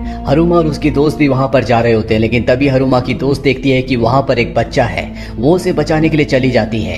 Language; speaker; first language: Hindi; native; Hindi